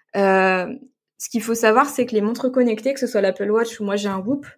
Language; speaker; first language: French; native; French